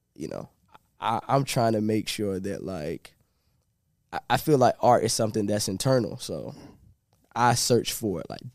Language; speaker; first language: English; native; English